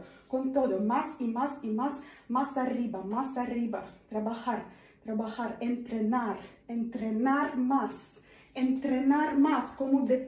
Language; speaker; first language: Spanish; non-native, learner; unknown